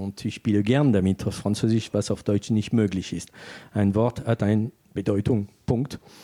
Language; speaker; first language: German; non-native, fluent; French